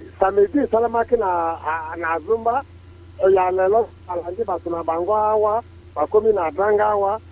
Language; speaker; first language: Lingala; non-native, local second language; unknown